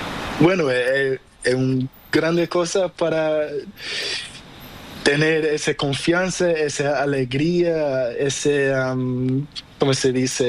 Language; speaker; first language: Spanish; non-native, learner; Portuguese